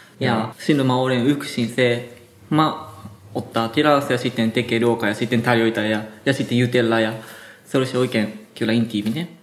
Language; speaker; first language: Finnish; non-native, learner; Japanese